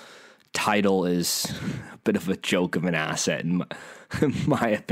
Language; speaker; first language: English; native; English